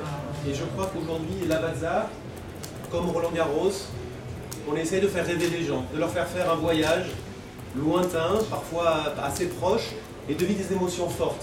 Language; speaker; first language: French; native; French